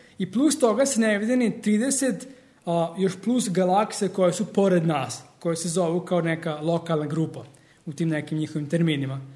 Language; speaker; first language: Serbian; early bilingual, heritage; Serbian